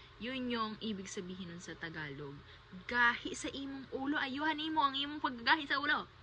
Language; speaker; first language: Filipino; native; Filipino